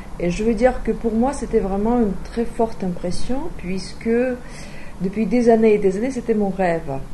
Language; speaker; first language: French; non-native, fluent; Russian